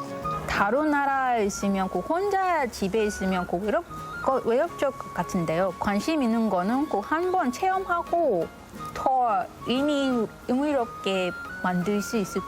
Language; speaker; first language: Korean; non-native, learner; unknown